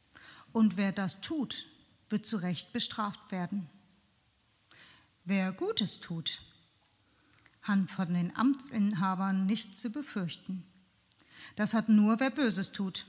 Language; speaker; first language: German; native; German